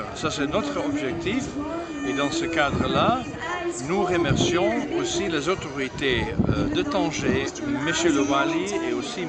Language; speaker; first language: French; non-native, fluent; Dutch